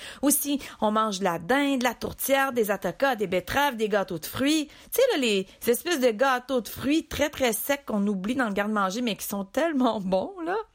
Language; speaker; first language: French; native; French